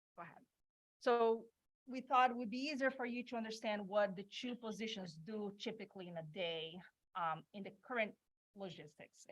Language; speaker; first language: English; non-native, fluent; Portuguese